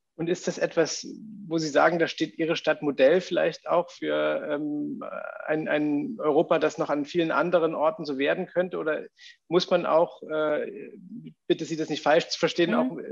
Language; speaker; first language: German; native; German